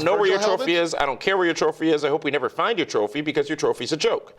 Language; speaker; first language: English; native; English